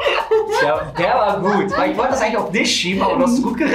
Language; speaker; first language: German; native; German